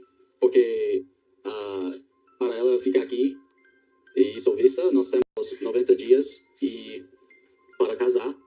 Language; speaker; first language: Portuguese; non-native, learner; English